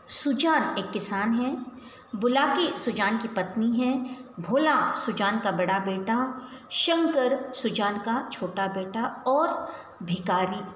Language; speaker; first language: Hindi; non-native, local second language; Kannada